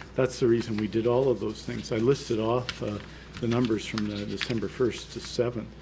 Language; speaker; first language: English; native; English